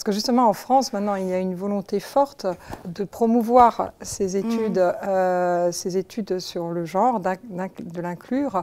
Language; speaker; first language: French; native; French